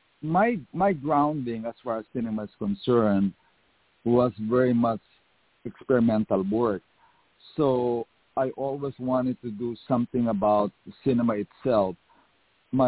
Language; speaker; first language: English; non-native, local second language; Filipino